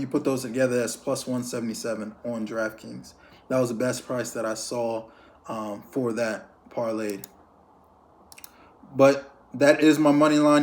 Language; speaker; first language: English; native; English